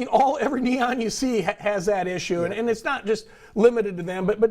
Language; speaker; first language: English; native; English